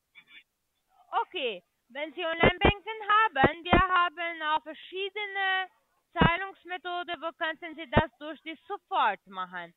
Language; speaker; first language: German; non-native, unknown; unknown